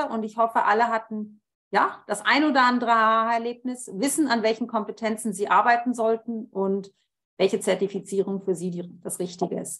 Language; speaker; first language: German; native; German